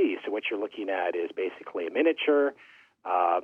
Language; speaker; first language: English; native; English